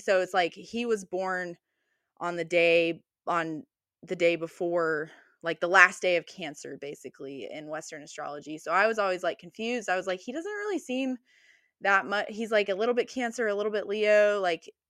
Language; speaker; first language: English; native; English